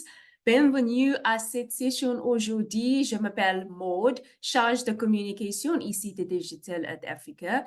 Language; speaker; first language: French; non-native, fluent; English